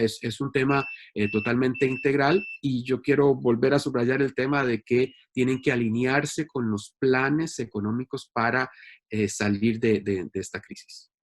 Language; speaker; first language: Spanish; native; Spanish